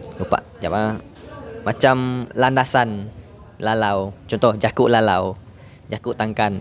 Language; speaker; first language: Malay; non-native, local second language; Iban